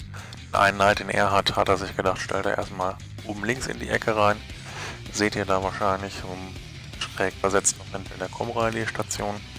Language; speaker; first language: German; native; German